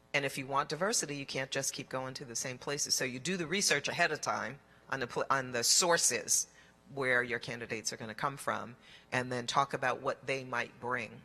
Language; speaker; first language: English; native; English